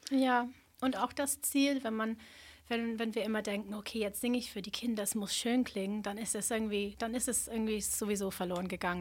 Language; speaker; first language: German; non-native, fluent; English